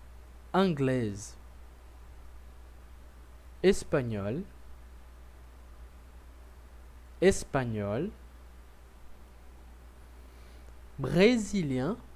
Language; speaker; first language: French; non-native, learner; Portuguese